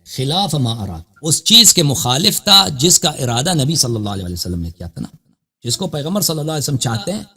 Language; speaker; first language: Urdu; non-native, fluent; Persian